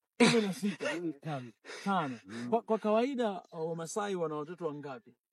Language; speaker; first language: Swahili; native; Swahili